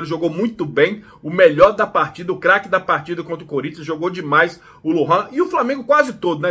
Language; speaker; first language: Portuguese; native; Portuguese